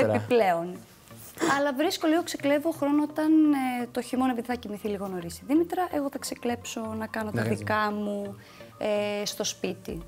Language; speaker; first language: Greek; native; Greek